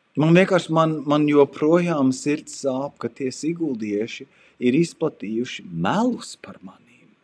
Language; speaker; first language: Latvian; early bilingual, heritage; Latvian